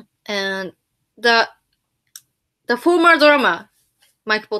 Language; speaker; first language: English; non-native, learner; Japanese